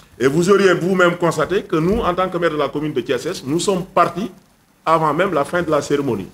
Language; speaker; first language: French; non-native, local second language; Wolof